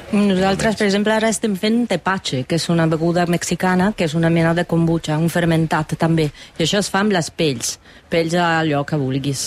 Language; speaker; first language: Catalan; non-native, fluent; Italian